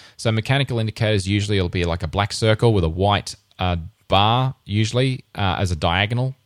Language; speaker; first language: English; native; English